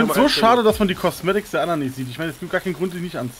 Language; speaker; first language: German; native; German